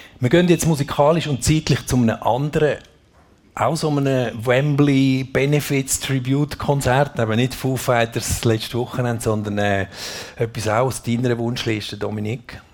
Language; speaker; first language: German; native; German